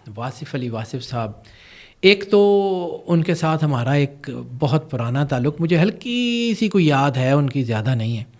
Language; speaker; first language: Urdu; non-native, local second language; Punjabi